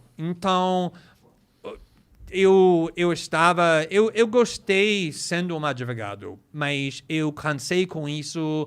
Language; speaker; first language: Portuguese; non-native, fluent; English